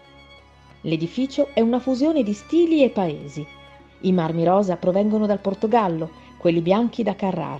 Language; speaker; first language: Italian; native; Italian